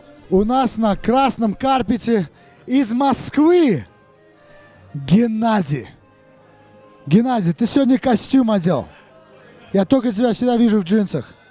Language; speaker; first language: Russian; early bilingual, other home language; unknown